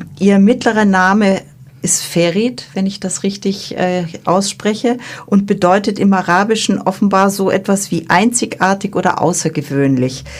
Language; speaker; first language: German; native; German